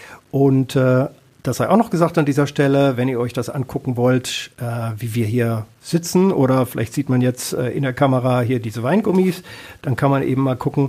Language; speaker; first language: German; native; German